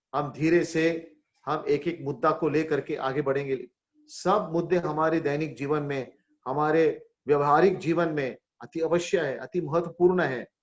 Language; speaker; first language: Hindi; non-native, local second language; Marathi